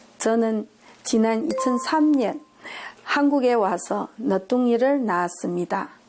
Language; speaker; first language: Korean; non-native, fluent; Chinese